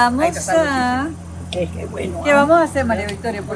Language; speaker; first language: Spanish; native; Spanish